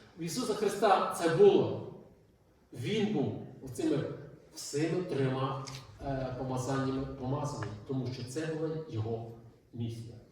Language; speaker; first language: Ukrainian; native; Ukrainian